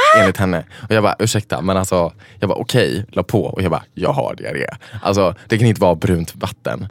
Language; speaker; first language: Swedish; early bilingual, other home language; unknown